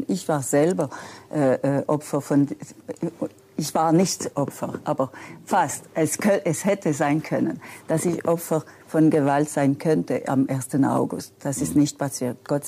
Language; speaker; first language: German; non-native, local second language; French